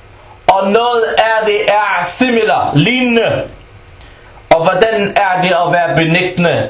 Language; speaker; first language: Danish; non-native, fluent; Arabic